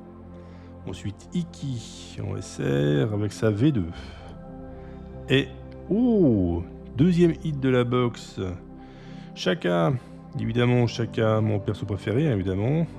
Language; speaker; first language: French; native; French